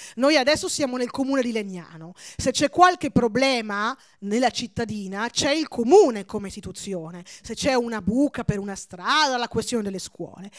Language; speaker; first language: Italian; early bilingual, other home language; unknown